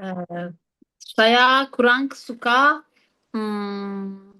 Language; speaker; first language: Indonesian; non-native, learner; Turkish